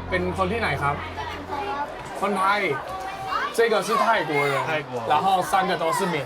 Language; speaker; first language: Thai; non-native, local second language; Chinese